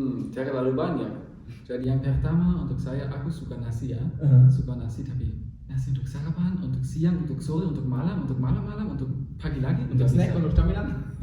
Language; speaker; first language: Indonesian; non-native, fluent; German